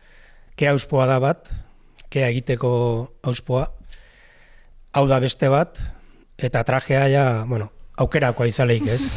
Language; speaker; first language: Basque; native; Basque